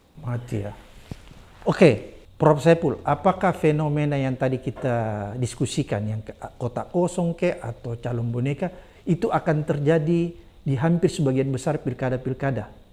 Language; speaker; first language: Indonesian; native; Indonesian